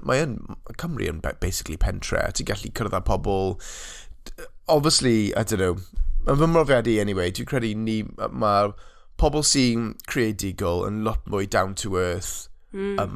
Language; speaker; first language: Welsh; non-native, local second language; English